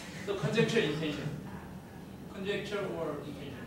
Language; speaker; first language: English; non-native, fluent; Korean